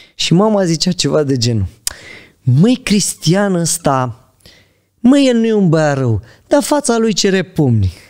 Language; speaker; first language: Romanian; native; Romanian